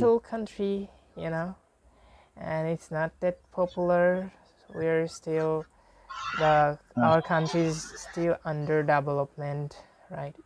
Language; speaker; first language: English; non-native, fluent; Bangla